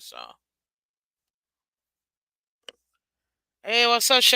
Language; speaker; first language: English; native; English